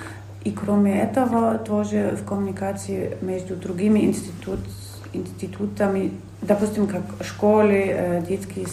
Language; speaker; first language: Russian; non-native, fluent; German